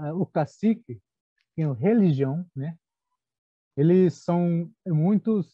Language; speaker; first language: Portuguese; non-native, local second language; Guarani